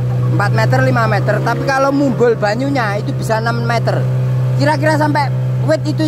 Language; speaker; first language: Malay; non-native, local second language; Javanese